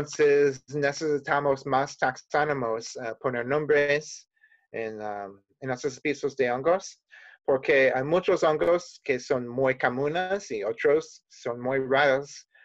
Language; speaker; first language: Spanish; non-native, learner; English